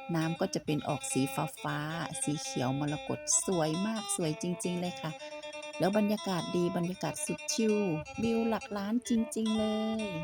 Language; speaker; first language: Thai; native; Thai